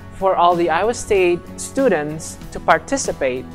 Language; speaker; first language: English; non-native, fluent; Indonesian